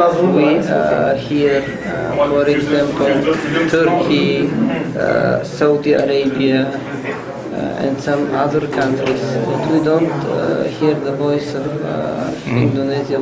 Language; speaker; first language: English; non-native, fluent; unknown